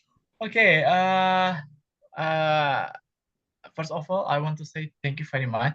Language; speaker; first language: English; non-native, fluent; Indonesian